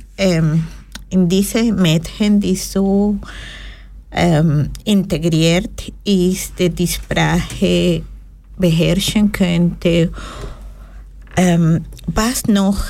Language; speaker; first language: German; non-native, learner; Spanish